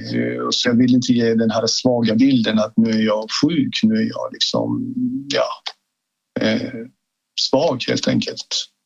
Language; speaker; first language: Swedish; non-native, fluent; Persian